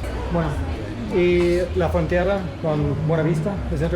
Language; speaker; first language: Spanish; non-native, learner; English